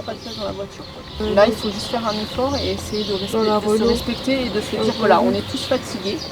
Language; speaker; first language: French; native; French